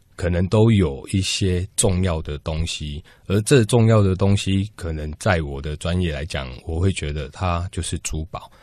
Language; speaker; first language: Chinese; native; Chinese